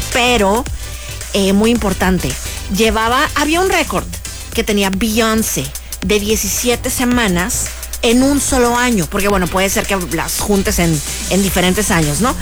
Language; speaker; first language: Spanish; native; Spanish